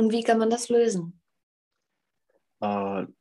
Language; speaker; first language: German; non-native, fluent; Czech